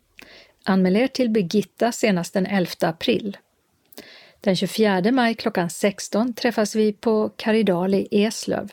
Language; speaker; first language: Swedish; native; Swedish